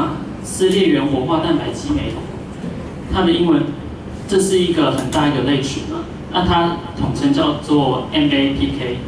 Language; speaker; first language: Chinese; native; Chinese